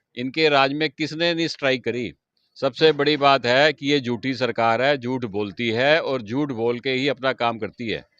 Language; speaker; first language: Hindi; native; Hindi